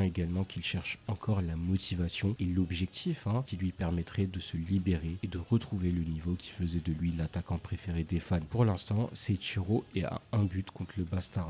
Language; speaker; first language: French; native; French